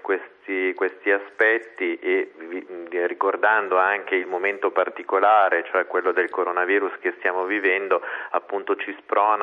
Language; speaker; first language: Italian; native; Italian